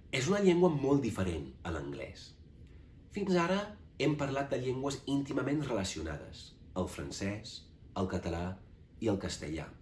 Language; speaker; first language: Catalan; non-native, fluent; English